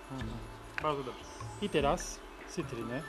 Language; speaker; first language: Polish; non-native, learner; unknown